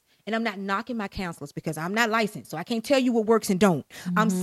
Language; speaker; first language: English; native; English